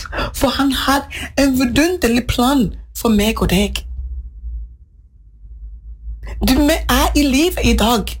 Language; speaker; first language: Norwegian; non-native, fluent; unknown